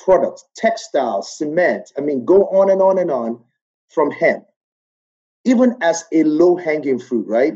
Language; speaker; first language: English; non-native, local second language; Yoruba